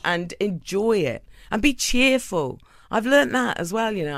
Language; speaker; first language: English; native; English